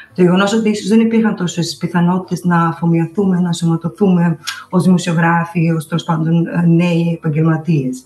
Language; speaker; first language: Greek; early bilingual, other home language; Albanian